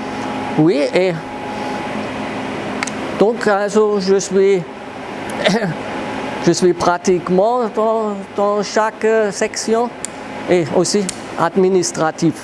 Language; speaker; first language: French; non-native, fluent; German